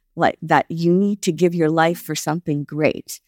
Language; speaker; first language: English; native; English